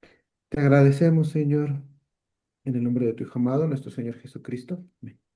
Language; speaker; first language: Spanish; native; Spanish